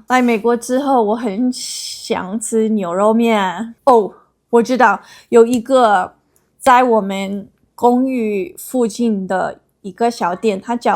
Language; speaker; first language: Chinese; non-native, fluent; English